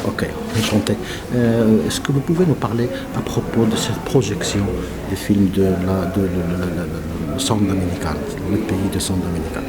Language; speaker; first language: French; non-native, local second language; Arabic